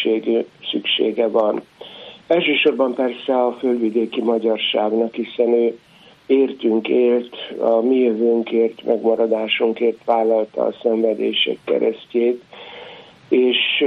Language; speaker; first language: Hungarian; native; Hungarian